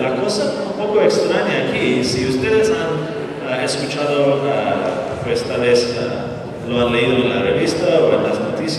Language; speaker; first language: Spanish; non-native, fluent; English